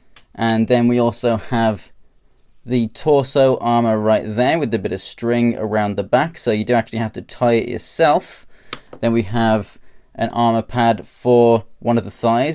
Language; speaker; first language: English; native; English